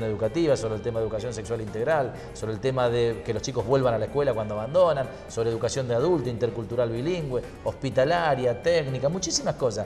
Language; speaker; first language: Spanish; native; Spanish